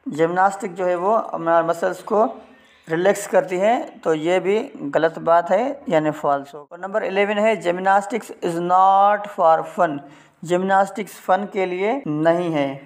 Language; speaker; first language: Urdu; non-native, local second language; Sindhi